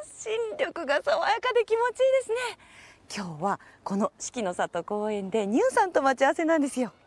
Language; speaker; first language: Japanese; native; Japanese